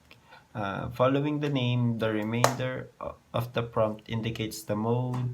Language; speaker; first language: English; non-native, local second language; Filipino